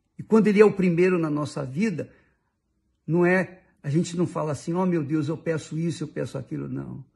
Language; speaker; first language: Portuguese; native; Portuguese